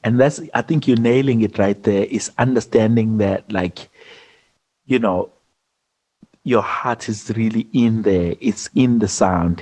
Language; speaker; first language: English; non-native, local second language; Zulu